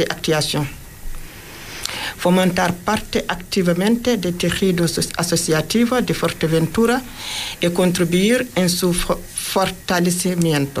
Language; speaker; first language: Spanish; non-native, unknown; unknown